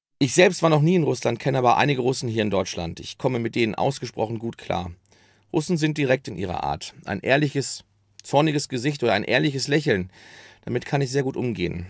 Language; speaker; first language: German; native; German